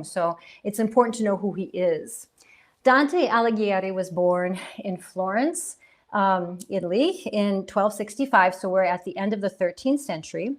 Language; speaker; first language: English; native; English